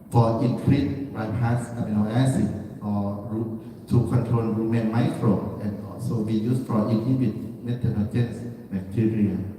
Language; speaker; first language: English; non-native, learner; Thai